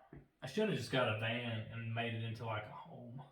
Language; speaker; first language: English; native; English